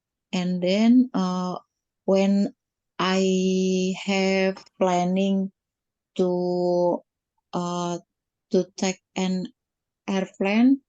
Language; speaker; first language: English; non-native, learner; Indonesian